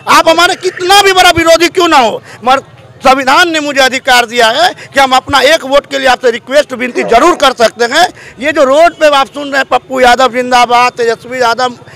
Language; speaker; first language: Hindi; native; Hindi